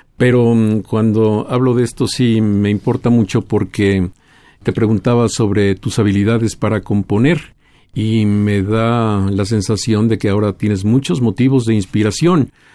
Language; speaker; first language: Spanish; native; Spanish